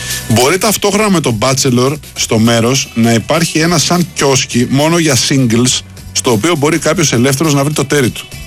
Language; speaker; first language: Greek; native; Greek